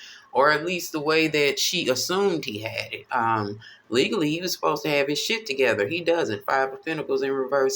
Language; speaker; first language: English; native; English